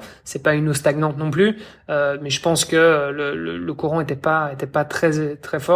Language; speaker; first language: French; native; French